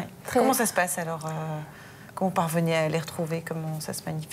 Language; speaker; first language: French; native; French